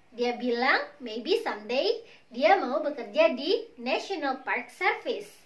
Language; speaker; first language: English; non-native, fluent; Indonesian